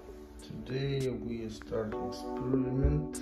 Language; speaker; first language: English; non-native, learner; Russian